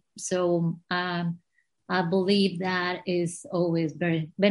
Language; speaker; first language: English; non-native, fluent; Spanish